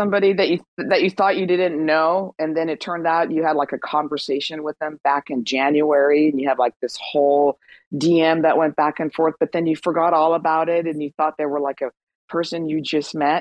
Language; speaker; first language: English; early bilingual, other home language; Persian